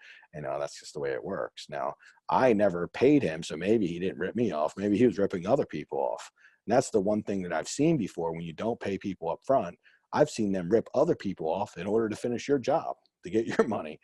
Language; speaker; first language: English; native; English